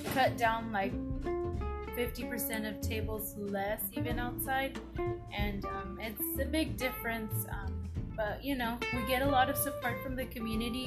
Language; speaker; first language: English; native; English